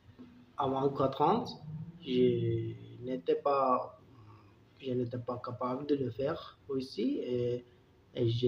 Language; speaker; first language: French; non-native, learner; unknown